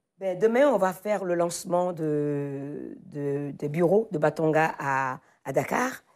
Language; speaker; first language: French; non-native, local second language; Fon